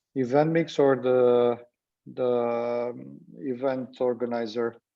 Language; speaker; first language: English; non-native, fluent; Romanian